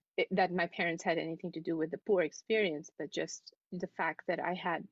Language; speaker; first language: English; non-native, local second language; Hindi